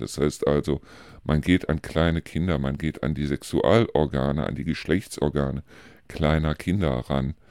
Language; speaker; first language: German; native; German